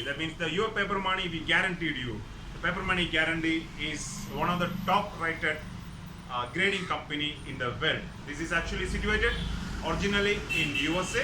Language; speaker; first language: English; non-native, local second language; Malayalam